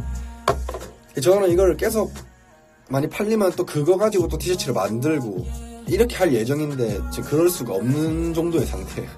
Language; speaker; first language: Korean; native; Korean